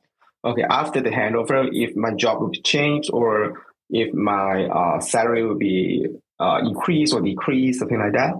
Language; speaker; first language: English; non-native, local second language; Cantonese